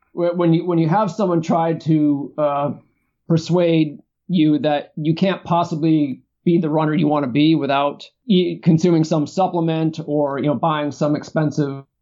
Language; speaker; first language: English; native; English